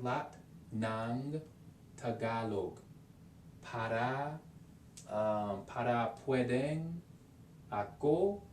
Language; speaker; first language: Filipino; non-native, learner; English